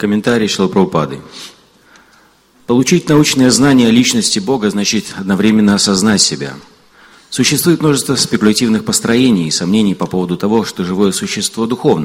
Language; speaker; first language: Russian; native; Russian